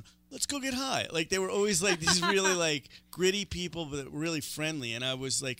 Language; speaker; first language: English; native; English